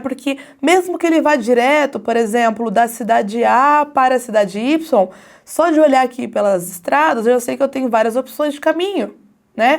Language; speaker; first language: Portuguese; native; Portuguese